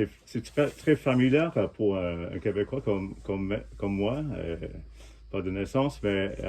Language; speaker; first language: French; non-native, fluent; English